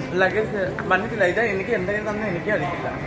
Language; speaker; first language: Malayalam; non-native, local second language; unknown